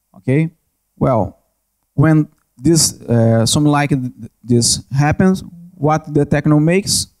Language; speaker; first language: English; non-native, learner; Portuguese